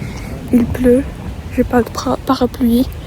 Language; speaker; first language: French; non-native, fluent; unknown